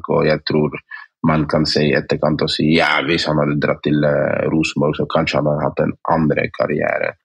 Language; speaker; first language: Norwegian; early bilingual, other home language; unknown